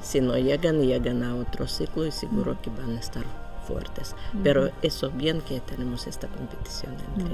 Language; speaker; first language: Spanish; non-native, learner; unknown